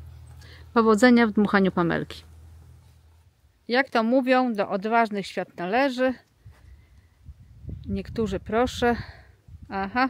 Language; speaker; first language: Polish; native; Polish